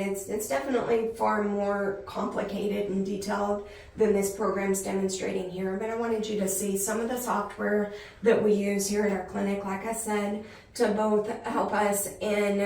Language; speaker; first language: English; native; English